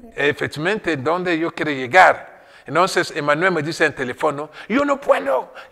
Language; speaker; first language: Spanish; non-native, fluent; French